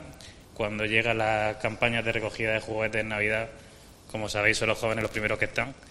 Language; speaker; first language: Spanish; native; Spanish